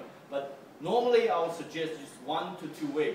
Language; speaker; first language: English; non-native, fluent; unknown